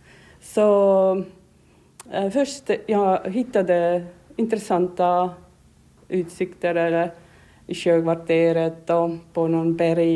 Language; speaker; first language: Swedish; non-native, learner; Estonian